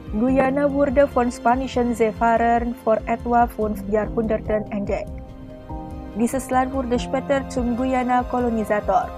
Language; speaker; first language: German; non-native, fluent; Indonesian